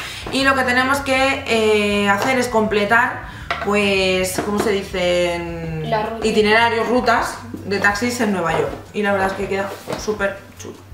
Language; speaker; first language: Spanish; native; Spanish